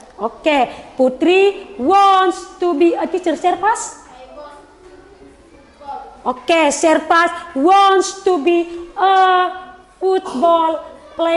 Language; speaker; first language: English; non-native, learner; Indonesian